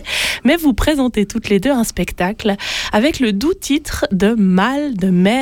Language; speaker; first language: French; native; French